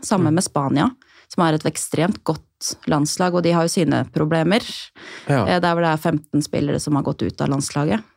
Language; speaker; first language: Norwegian; native; Norwegian